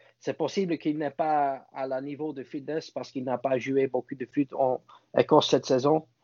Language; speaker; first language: French; non-native, fluent; English